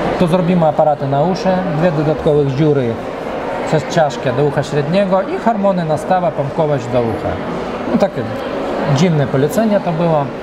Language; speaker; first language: Polish; early bilingual, heritage; Russian